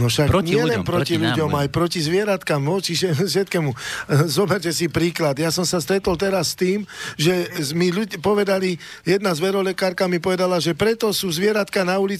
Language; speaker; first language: Slovak; native; Slovak